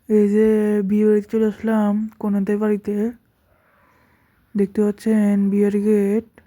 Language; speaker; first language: Bangla; native; Bangla